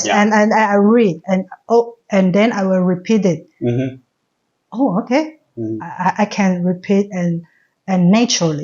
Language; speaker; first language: English; non-native, learner; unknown